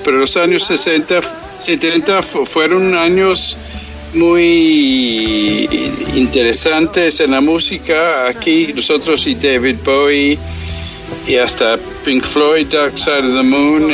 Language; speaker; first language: Spanish; early bilingual, heritage; English